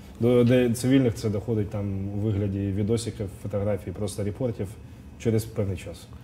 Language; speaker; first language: Ukrainian; non-native, local second language; Russian